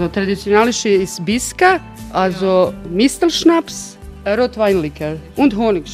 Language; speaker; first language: German; early bilingual, other home language; Croatian